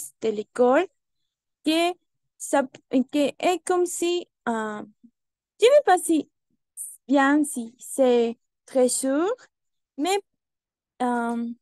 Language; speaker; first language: French; non-native, learner; Spanish